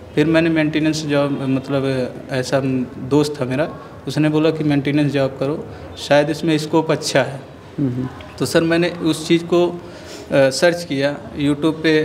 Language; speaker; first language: Hindi; native; Hindi